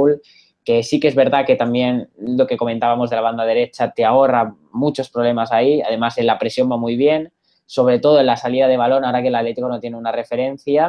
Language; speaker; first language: Spanish; native; Spanish